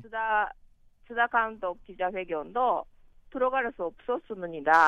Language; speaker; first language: Korean; non-native, learner; Japanese